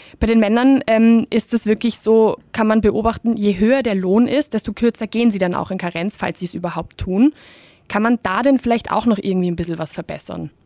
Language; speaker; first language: German; native; German